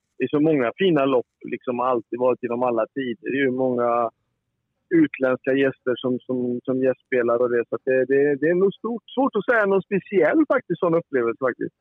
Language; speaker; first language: Swedish; native; Swedish